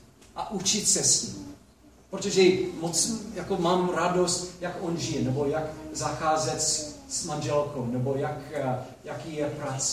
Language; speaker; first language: Czech; non-native, fluent; English